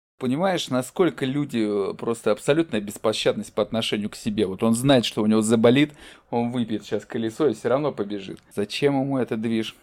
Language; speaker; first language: Russian; native; Russian